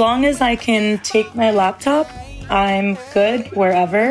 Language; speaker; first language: English; native; English